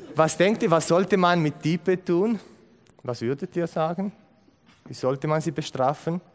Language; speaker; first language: German; non-native, fluent; Romanian